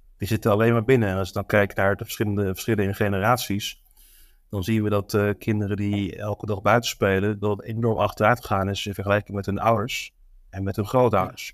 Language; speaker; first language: Dutch; native; Dutch